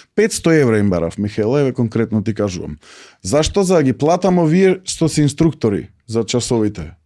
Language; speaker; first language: Macedonian; native; Macedonian